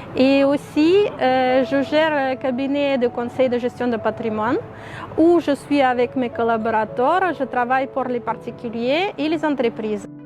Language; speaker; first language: French; non-native, fluent; Russian